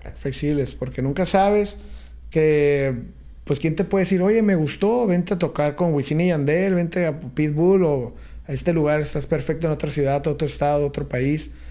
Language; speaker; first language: Spanish; native; Spanish